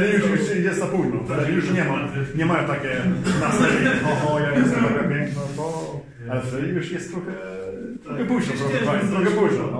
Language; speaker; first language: Polish; early bilingual, heritage; Swedish